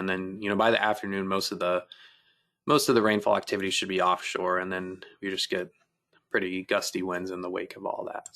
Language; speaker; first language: English; native; English